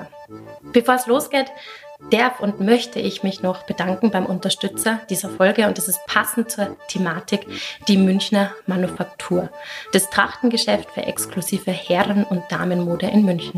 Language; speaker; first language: German; native; German